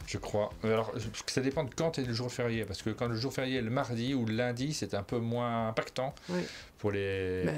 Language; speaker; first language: French; native; French